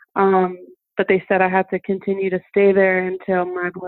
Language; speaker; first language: English; early bilingual, other home language; German